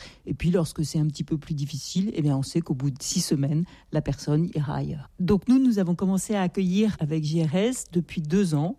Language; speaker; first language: French; native; French